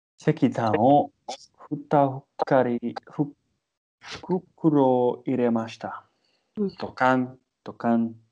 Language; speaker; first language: Japanese; non-native, learner; English